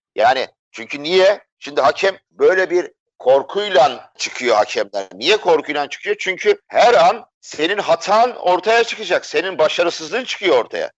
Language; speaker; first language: Turkish; native; Turkish